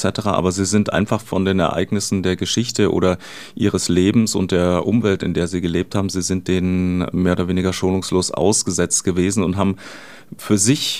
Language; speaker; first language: German; native; German